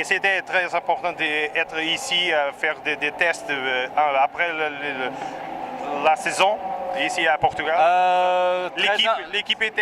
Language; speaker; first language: French; non-native, learner; Portuguese